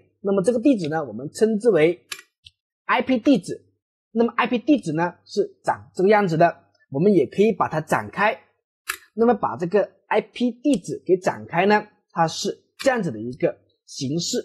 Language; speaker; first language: Chinese; native; Chinese